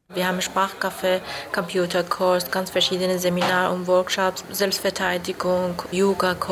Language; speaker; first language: German; non-native, fluent; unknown